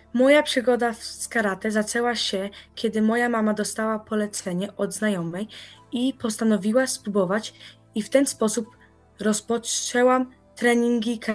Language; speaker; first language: Polish; early bilingual, heritage; Polish